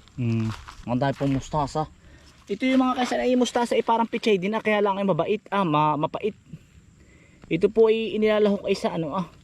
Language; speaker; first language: Filipino; native; Filipino